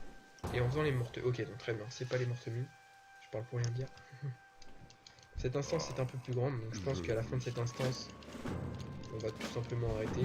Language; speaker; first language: French; native; French